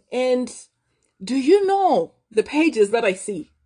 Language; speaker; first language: English; non-native, local second language; Nyanja